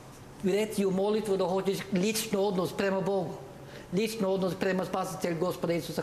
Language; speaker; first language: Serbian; non-native, learner; Norwegian